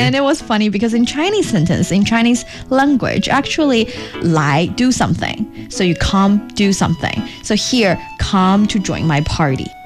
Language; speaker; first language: English; non-native, fluent; Chinese